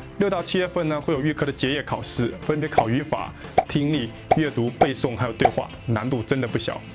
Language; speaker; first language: Chinese; native; Chinese